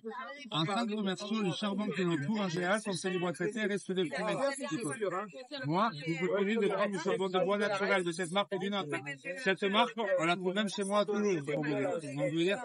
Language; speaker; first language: French; native; French